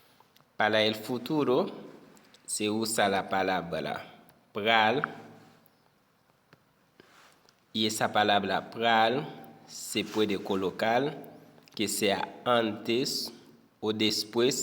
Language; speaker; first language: Spanish; non-native, fluent; Haitian Creole